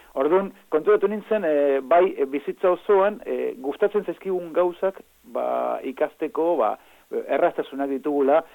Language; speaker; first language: Basque; non-native, fluent; Spanish